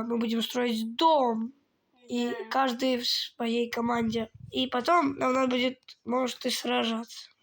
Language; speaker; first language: Russian; native; Russian